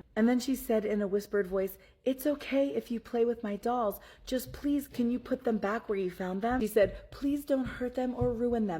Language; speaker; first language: English; native; English